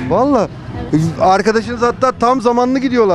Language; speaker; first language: Turkish; native; Turkish